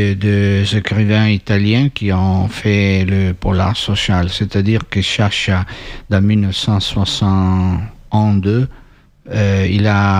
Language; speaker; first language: French; non-native, fluent; Italian